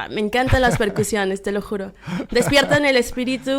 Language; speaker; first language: Spanish; native; Spanish